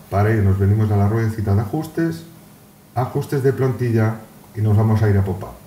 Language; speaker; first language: Spanish; native; Spanish